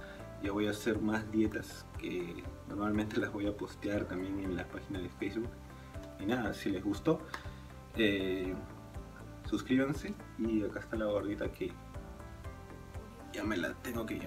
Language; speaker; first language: Spanish; native; Spanish